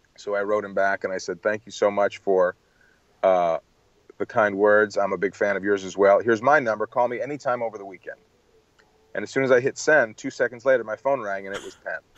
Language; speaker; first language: English; native; English